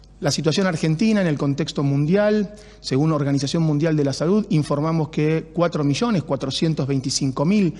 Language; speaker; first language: Spanish; native; Spanish